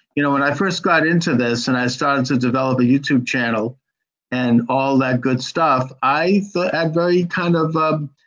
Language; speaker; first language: English; native; English